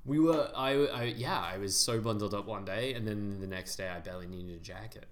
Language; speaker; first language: English; native; English